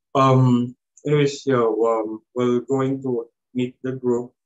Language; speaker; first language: English; non-native, local second language; Cebuano